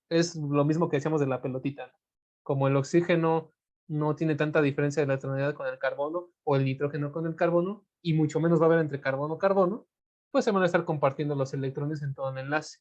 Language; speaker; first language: Spanish; native; Spanish